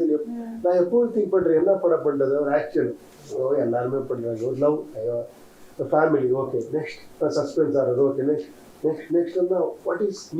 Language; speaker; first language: Tamil; non-native, learner; Kannada